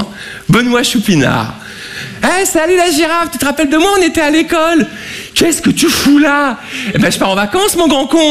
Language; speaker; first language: French; native; French